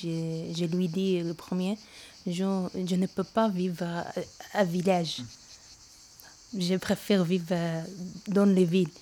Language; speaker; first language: French; non-native, learner; Arabic